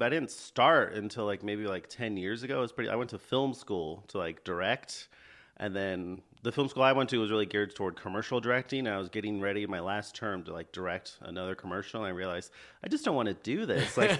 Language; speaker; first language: English; native; English